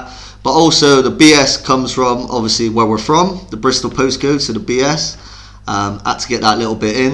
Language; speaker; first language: English; native; English